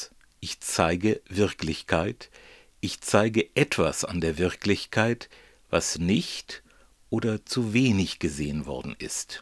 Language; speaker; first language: German; native; German